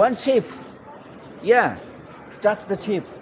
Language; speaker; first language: English; non-native, learner; Chinese